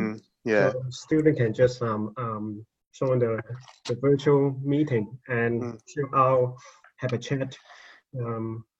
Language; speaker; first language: English; non-native, local second language; Cantonese